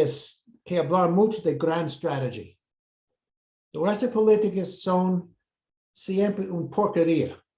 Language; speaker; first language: Spanish; non-native, fluent; English